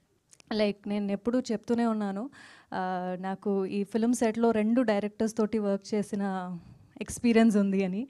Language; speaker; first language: Telugu; non-native, fluent; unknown